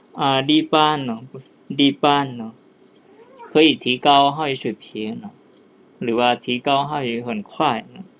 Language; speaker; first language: Chinese; non-native, fluent; Lao